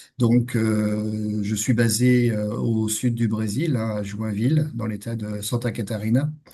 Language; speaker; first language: French; native; French